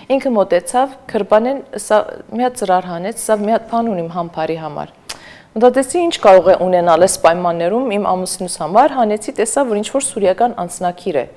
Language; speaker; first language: Armenian; native; Armenian